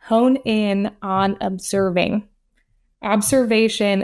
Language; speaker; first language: English; native; English